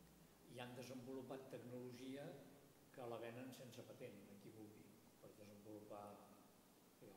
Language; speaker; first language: Catalan; native; Catalan